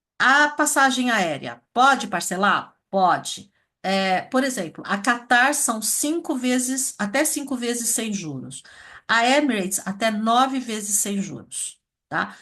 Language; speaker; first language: Portuguese; early bilingual, other home language; Chinese